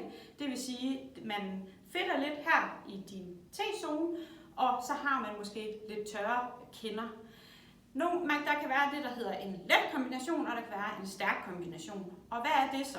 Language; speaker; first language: Danish; native; Danish